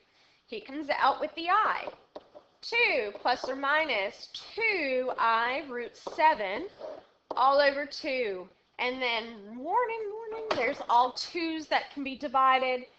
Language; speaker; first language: English; native; English